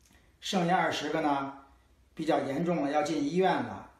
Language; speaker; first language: Chinese; native; Chinese